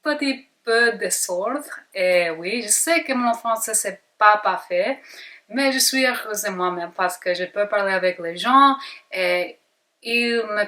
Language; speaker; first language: French; non-native, learner; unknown